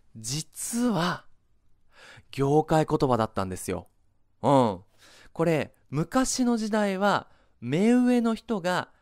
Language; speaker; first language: Japanese; native; Japanese